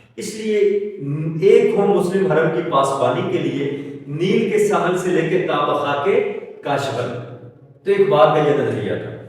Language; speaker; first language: Urdu; native; Urdu